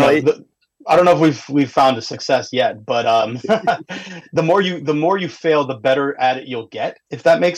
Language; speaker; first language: English; native; English